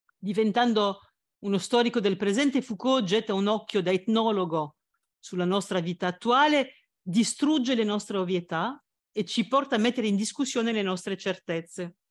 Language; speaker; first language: Italian; non-native, fluent; French